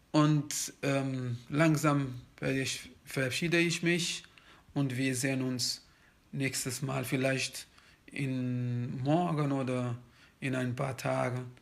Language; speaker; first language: German; non-native, fluent; Kabuverdianu